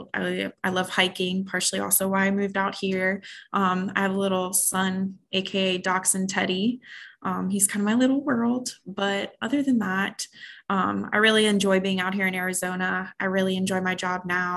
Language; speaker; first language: English; native; English